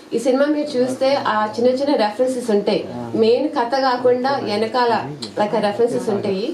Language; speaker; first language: Telugu; native; Telugu